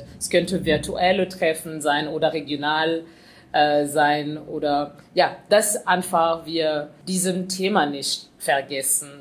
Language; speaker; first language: German; non-native, fluent; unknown